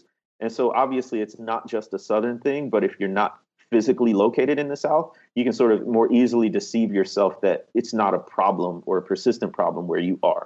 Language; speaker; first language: English; native; English